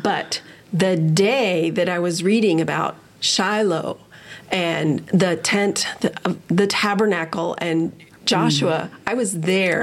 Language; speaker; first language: English; early bilingual, other home language; Spanish